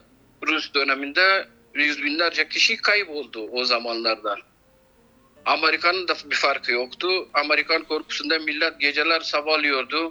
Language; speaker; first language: Turkish; non-native, fluent; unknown